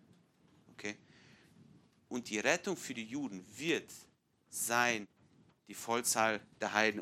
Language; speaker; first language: German; non-native, fluent; English